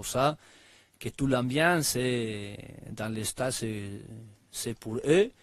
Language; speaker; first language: French; non-native, learner; Spanish